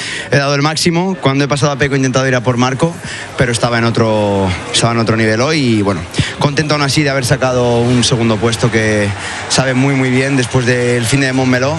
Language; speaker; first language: Spanish; native; Spanish